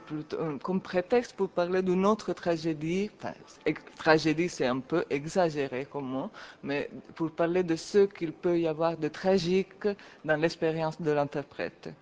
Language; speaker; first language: French; non-native, fluent; Italian